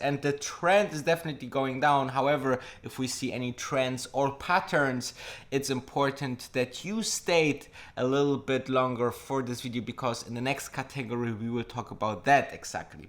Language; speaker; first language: English; non-native, fluent; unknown